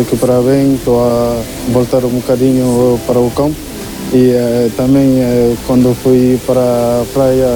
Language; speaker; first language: Portuguese; non-native, learner; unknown